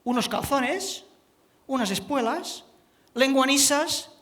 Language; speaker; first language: Spanish; non-native, local second language; Catalan